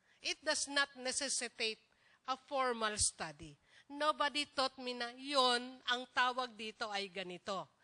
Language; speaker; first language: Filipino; non-native, local second language; Bikol